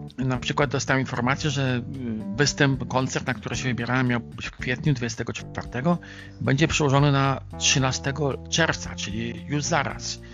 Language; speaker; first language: Polish; native; Polish